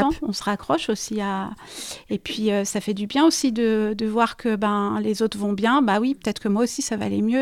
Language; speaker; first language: French; native; French